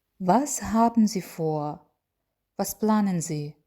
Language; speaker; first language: German; non-native, fluent; Ukrainian